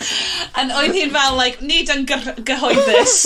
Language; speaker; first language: Welsh; non-native, local second language; English